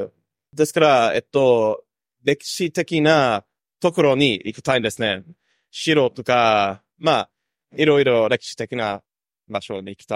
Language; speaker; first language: Japanese; non-native, fluent; English